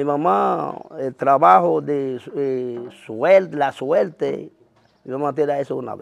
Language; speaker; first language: Spanish; non-native, learner; Haitian Creole